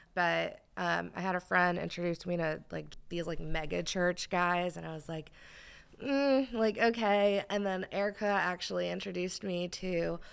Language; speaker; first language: English; native; English